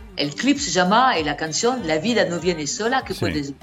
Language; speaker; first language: Spanish; non-native, learner; French